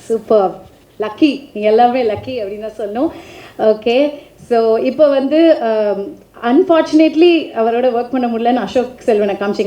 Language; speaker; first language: Tamil; native; Tamil